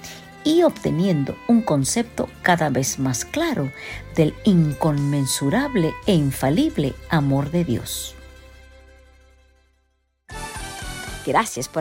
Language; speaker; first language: Spanish; native; Spanish